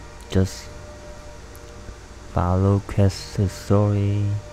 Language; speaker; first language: English; non-native, learner; Korean